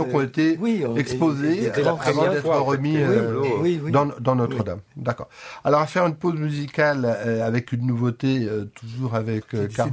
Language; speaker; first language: French; native; French